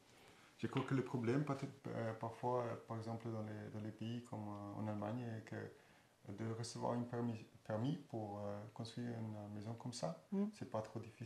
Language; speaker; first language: French; non-native, fluent; German